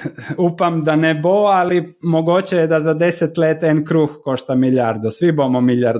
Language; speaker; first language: Slovenian; non-native, learner; Croatian